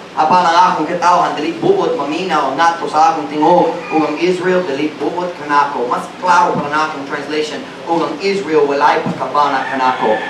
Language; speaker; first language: Cebuano; non-native, fluent; English